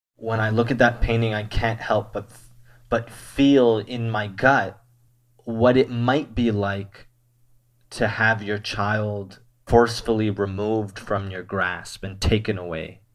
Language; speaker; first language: English; native; English